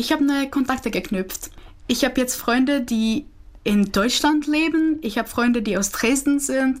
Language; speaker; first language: German; non-native, fluent; Czech